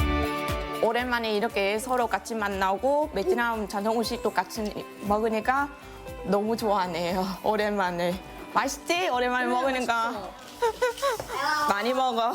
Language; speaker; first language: Korean; non-native, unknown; Vietnamese